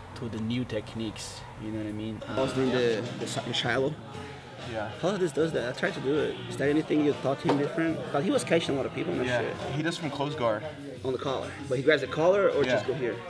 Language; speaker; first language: English; non-native, fluent; Portuguese